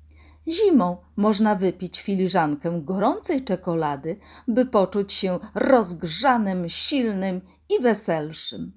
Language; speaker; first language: Polish; native; Polish